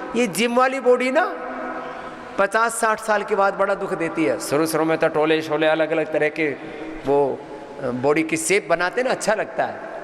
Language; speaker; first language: Hindi; native; Hindi